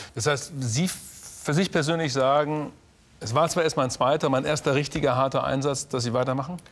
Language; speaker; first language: German; native; German